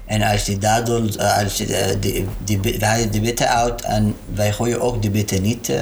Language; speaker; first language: Dutch; non-native, learner; Arabic